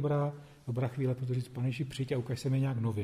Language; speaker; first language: Czech; native; Czech